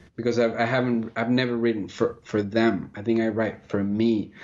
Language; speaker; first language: English; non-native, fluent; Spanish